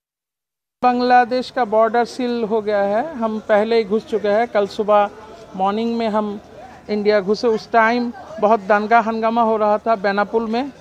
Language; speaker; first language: Hindi; non-native, fluent; Bangla